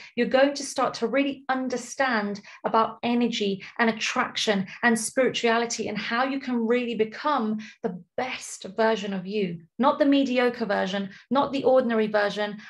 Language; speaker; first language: English; native; English